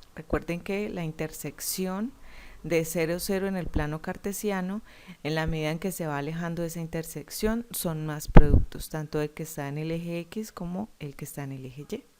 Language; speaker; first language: Spanish; native; Spanish